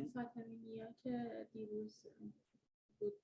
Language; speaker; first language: Persian; early bilingual, heritage; Persian